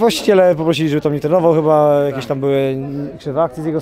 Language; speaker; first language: Polish; native; Polish